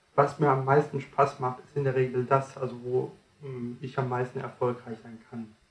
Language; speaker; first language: German; non-native, fluent; French